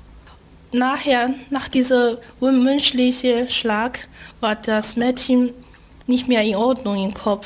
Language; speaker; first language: German; non-native, fluent; Chinese